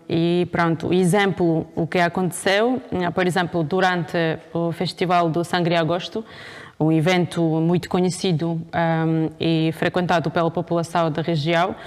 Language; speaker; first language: Portuguese; non-native, fluent; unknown